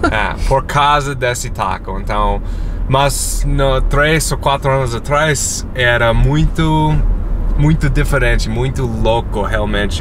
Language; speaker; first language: Portuguese; non-native, fluent; English